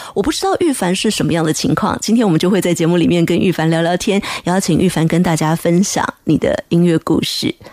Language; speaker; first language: Chinese; native; Chinese